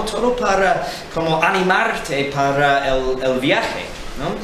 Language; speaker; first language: Spanish; non-native, fluent; English